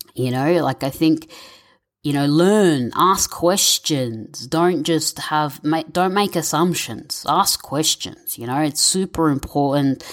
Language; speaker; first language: English; native; English